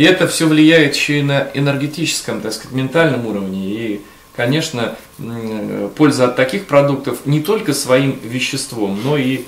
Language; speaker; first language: Russian; native; Russian